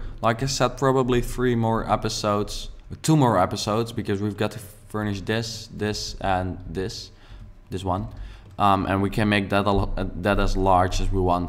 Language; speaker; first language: English; non-native, fluent; Dutch